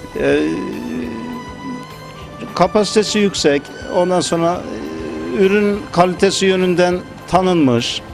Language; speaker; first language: Turkish; native; Turkish